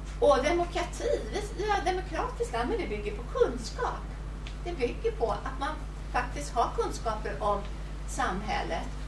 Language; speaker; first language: Swedish; native; Swedish